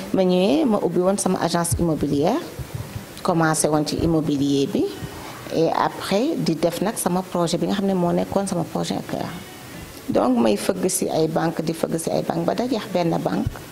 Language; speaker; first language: Wolof; native; Wolof